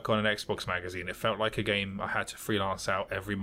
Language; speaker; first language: English; native; English